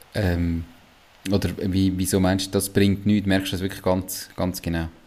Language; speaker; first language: German; native; German